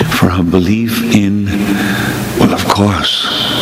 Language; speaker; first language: English; native; English